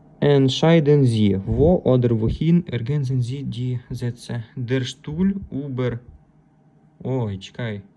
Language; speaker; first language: German; non-native, learner; Ukrainian